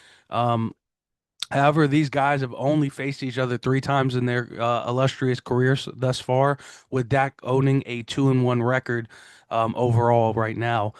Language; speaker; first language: English; native; English